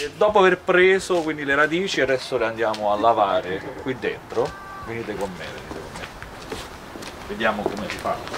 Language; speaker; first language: Italian; native; Italian